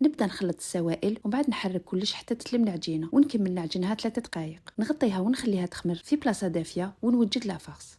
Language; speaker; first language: Arabic; native; Arabic